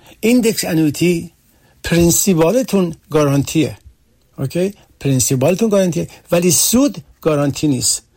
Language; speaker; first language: Persian; early bilingual, heritage; Persian